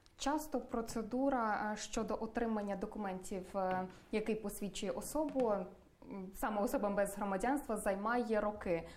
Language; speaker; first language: Ukrainian; native; Ukrainian